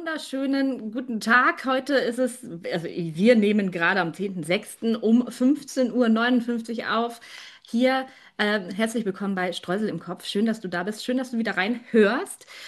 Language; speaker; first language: German; native; German